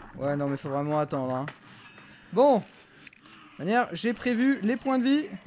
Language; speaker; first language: French; native; French